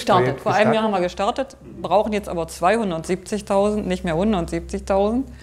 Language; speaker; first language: German; native; German